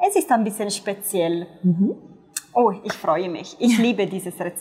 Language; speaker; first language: German; non-native, fluent; Italian